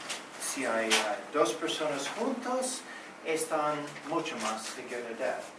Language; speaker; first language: Spanish; non-native, learner; English